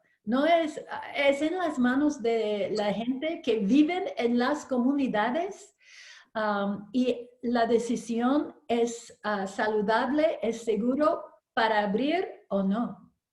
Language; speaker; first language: Spanish; non-native, learner; English